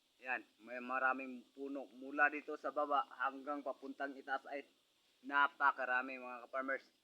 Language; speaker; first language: Filipino; non-native, local second language; Cebuano